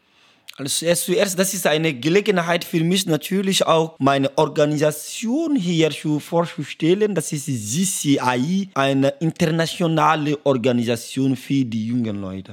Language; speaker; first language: German; non-native, learner; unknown